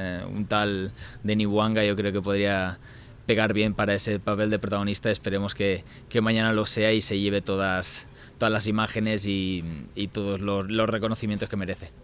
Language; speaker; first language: Spanish; native; Spanish